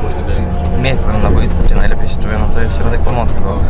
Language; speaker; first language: Polish; native; Polish